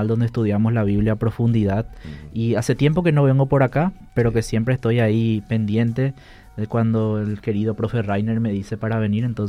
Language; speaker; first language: Spanish; non-native, local second language; Guarani